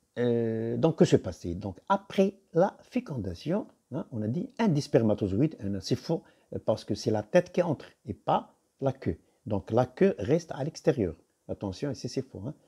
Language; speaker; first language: French; non-native, local second language; Arabic